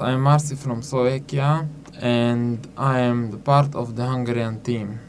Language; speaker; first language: English; non-native, learner; Hungarian